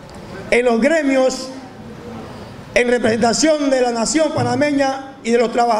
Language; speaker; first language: Spanish; native; Spanish